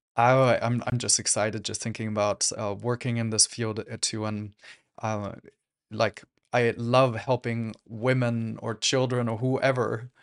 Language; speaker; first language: English; non-native, fluent; German